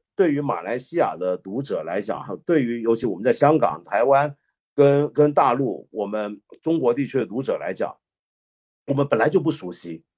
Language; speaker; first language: Chinese; non-native, local second language; Cantonese